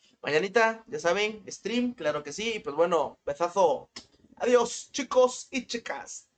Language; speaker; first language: Spanish; native; Spanish